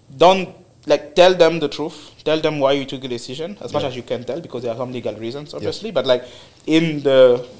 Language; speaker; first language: English; non-native, fluent; French